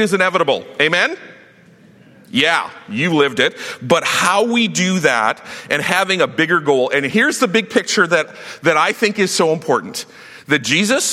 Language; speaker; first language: English; native; English